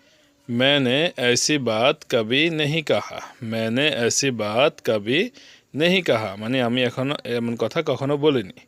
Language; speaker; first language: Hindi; non-native, learner; Bangla